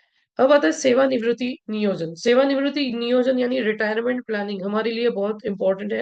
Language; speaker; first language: Hindi; native; Hindi